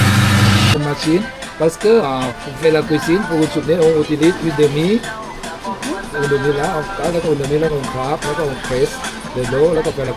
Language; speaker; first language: French; non-native, learner; Thai